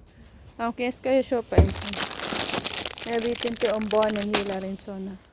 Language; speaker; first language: Swedish; non-native, learner; Filipino